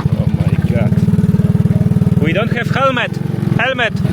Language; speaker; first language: English; non-native, learner; Polish